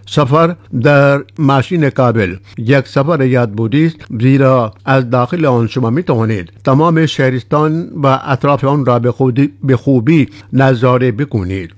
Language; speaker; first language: Persian; non-native, fluent; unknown